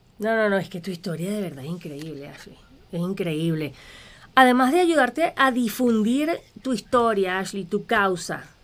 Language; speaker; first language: Spanish; native; Spanish